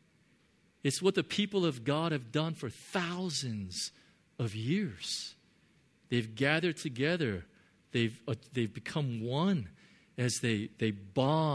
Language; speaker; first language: English; native; English